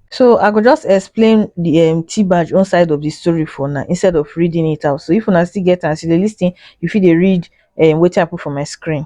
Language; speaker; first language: Nigerian Pidgin; native; Nigerian Pidgin